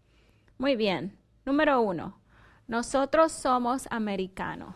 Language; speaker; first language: Spanish; non-native, fluent; English